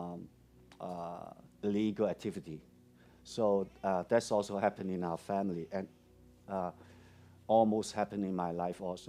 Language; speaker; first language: English; non-native, local second language; Cantonese